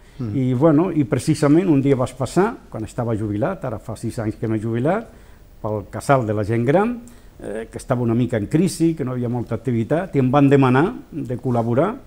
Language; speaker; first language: Catalan; non-native, local second language; Spanish